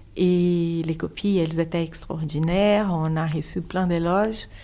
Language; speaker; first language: French; non-native, fluent; Portuguese